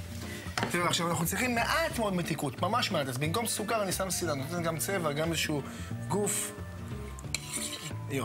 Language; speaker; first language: Hebrew; native; Hebrew